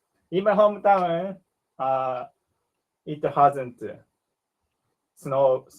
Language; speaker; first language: English; non-native, learner; Japanese